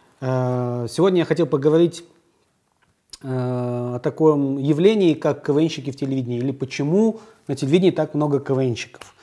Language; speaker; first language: Russian; native; Russian